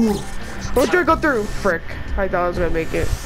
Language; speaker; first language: English; native; English